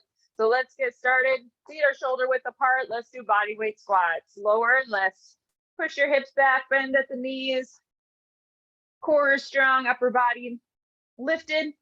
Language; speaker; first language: English; native; English